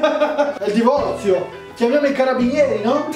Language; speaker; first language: Italian; native; Italian